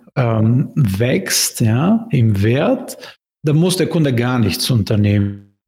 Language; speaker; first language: German; non-native, fluent; Bulgarian